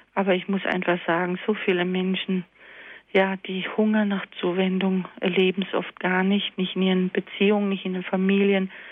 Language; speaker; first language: German; early bilingual, other home language; Croatian